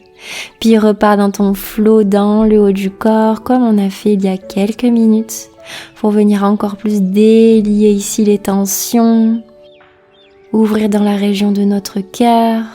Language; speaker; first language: French; native; French